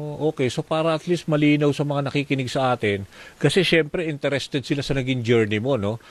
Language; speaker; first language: Filipino; native; Filipino